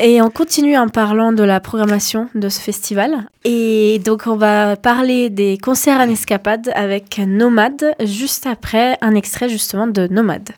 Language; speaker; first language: French; native; French